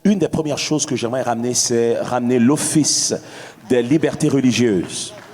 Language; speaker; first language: French; native; French